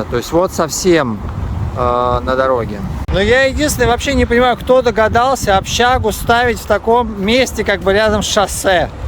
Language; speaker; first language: Russian; native; Russian